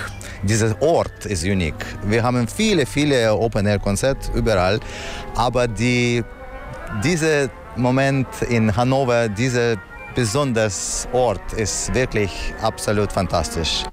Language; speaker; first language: German; non-native, fluent; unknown